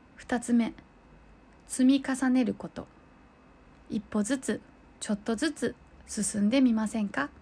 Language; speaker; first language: Japanese; early bilingual, other home language; Chinese